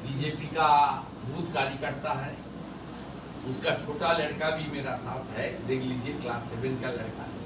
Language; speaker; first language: Hindi; non-native, local second language; Bangla